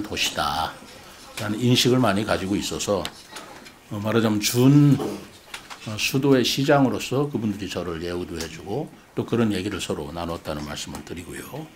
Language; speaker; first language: Korean; native; Korean